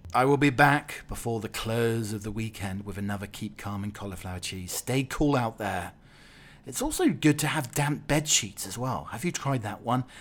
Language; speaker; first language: English; native; English